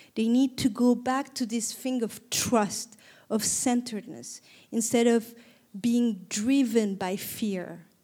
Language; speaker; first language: English; non-native, fluent; Turkish